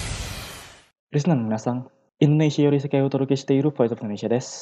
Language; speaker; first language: Japanese; non-native, fluent; Indonesian